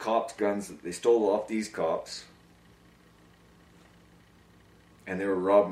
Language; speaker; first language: English; native; English